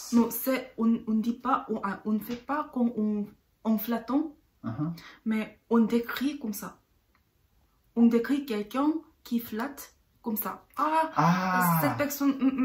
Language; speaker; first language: French; non-native, learner; Korean